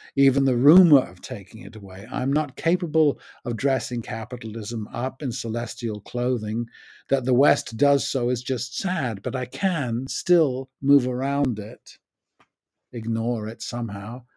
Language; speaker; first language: English; native; English